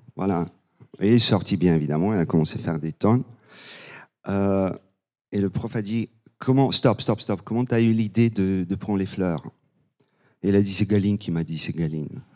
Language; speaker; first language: French; non-native, fluent; Bulgarian